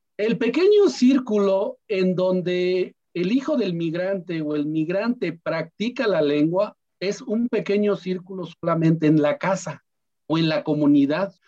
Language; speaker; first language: Spanish; non-native, local second language; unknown